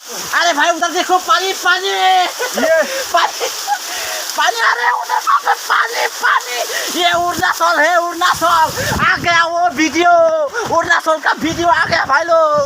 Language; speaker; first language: Hindi; non-native, local second language; Bodo